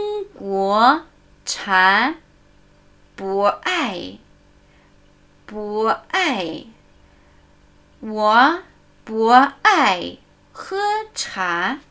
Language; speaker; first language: Chinese; non-native, fluent; German